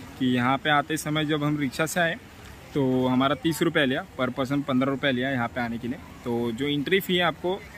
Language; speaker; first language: Hindi; non-native, local second language; Marathi